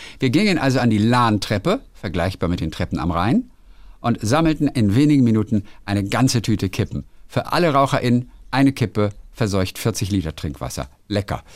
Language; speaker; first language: German; native; German